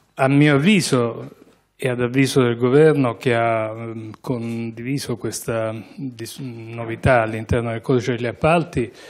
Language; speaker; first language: Italian; native; Italian